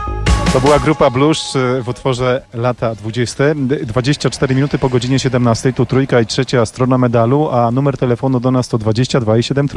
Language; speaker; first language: Polish; native; Polish